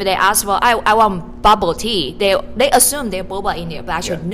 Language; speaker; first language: English; non-native, fluent; Chinese